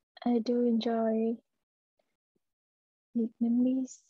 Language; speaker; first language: English; non-native, learner; Vietnamese